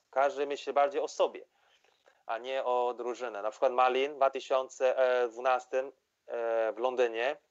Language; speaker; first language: Polish; non-native, fluent; Chinese